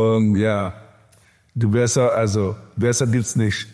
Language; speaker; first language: German; non-native, learner; Portuguese